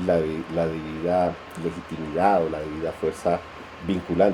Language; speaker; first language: Spanish; native; Spanish